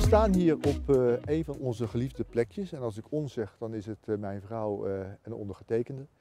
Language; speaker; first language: Dutch; native; Dutch